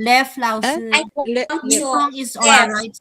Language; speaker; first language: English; non-native, local second language; Filipino